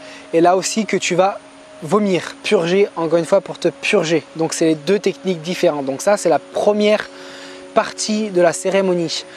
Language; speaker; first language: French; native; French